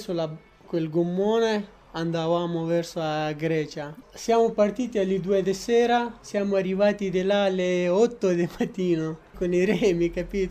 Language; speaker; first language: Italian; non-native, learner; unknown